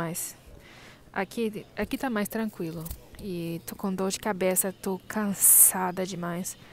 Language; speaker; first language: Portuguese; non-native, fluent; English